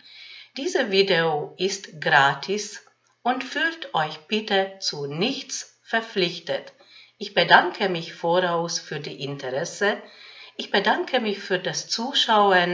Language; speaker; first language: German; non-native, fluent; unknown